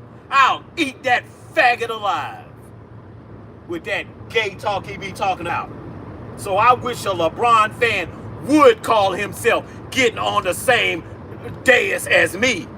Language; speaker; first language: English; native; English